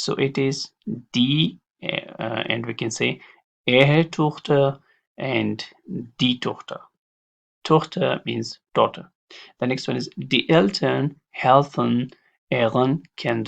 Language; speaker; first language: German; non-native, learner; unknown